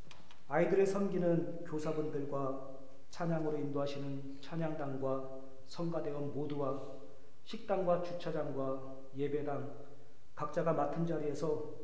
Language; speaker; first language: Korean; native; Korean